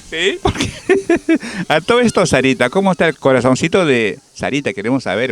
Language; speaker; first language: Spanish; native; Spanish